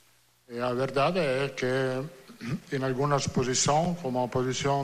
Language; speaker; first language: Portuguese; non-native, learner; Italian